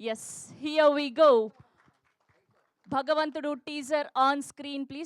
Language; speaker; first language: Telugu; native; Telugu